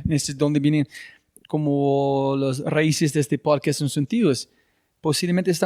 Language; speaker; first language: Spanish; non-native, fluent; English